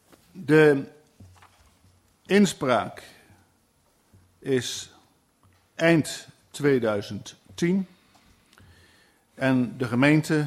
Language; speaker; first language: Dutch; native; Dutch